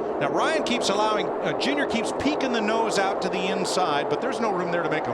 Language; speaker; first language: English; native; English